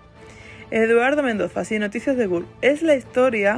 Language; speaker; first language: Spanish; native; Spanish